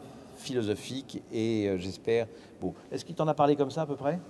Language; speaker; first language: French; native; French